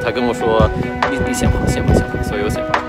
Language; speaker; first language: Chinese; non-native, learner; English